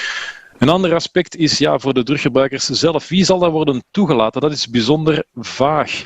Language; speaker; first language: Dutch; native; Dutch